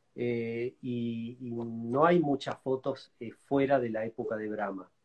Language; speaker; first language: Spanish; native; Spanish